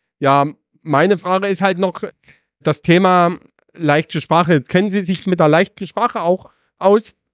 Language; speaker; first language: German; native; German